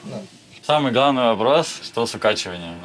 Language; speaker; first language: Russian; native; Russian